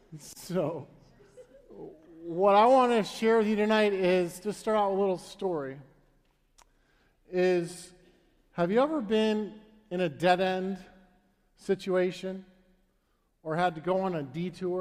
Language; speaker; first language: English; native; English